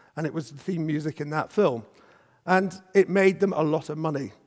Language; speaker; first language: English; native; English